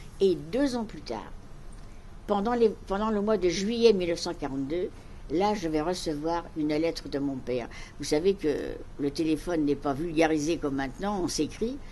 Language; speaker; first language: French; native; French